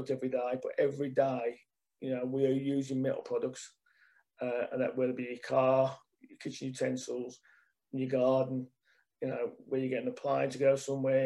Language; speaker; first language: English; native; English